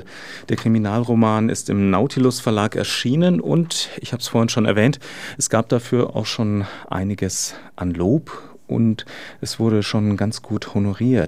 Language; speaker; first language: German; native; German